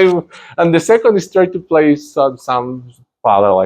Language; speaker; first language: English; non-native, learner; Spanish